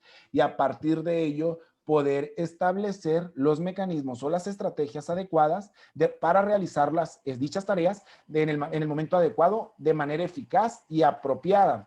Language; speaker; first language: Spanish; native; Spanish